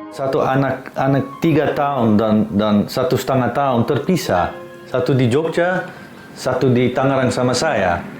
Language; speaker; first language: Indonesian; non-native, fluent; Dutch